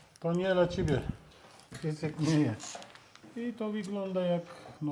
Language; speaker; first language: Polish; non-native, learner; Turkish